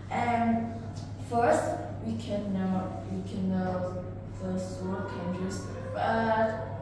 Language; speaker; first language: English; non-native, learner; Vietnamese